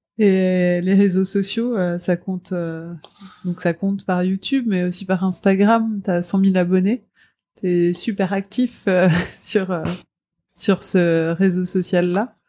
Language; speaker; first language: French; native; French